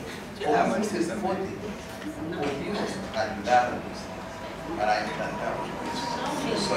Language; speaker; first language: Portuguese; non-native, learner; Haitian Creole